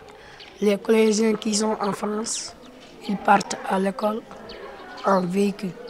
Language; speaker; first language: French; non-native, local second language; Fula